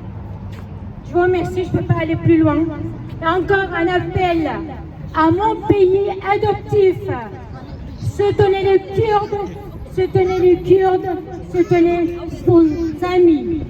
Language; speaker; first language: French; non-native, fluent; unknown